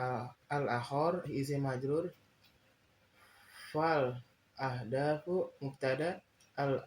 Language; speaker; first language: Arabic; non-native, learner; Indonesian